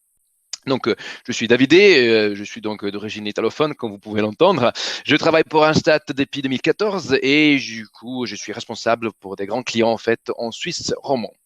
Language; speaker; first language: French; native; French